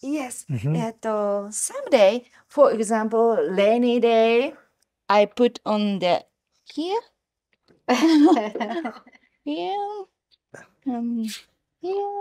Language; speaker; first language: English; non-native, learner; Japanese